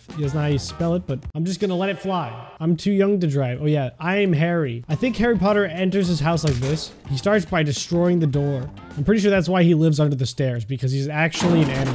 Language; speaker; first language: English; native; English